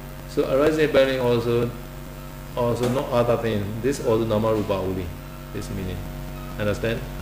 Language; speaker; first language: English; non-native, learner; Burmese